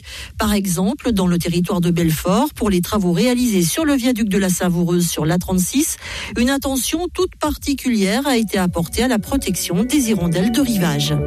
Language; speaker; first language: French; native; French